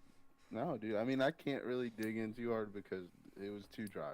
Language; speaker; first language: English; native; English